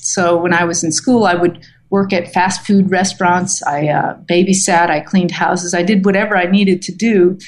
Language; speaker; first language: English; native; English